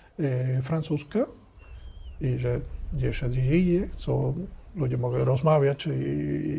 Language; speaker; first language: Polish; non-native, learner; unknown